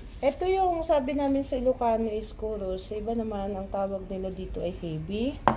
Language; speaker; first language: Filipino; non-native, local second language; Iloko